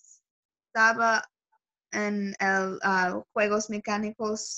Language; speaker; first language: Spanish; non-native, learner; English